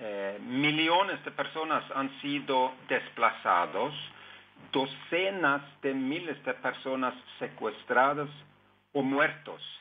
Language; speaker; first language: Spanish; non-native, fluent; Norwegian